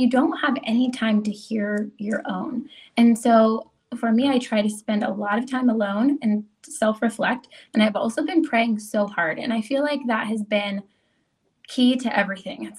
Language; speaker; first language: English; native; English